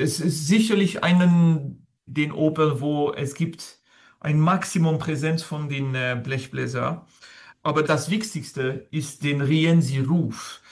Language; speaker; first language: German; non-native, fluent; French